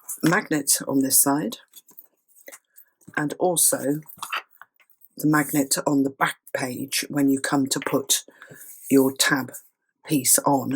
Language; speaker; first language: English; native; English